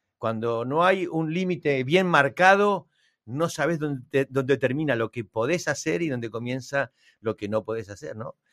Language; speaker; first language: Spanish; native; Spanish